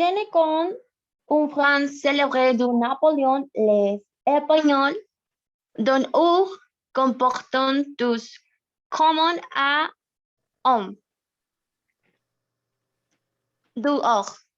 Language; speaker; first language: French; non-native, learner; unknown